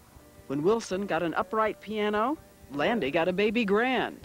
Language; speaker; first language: English; native; English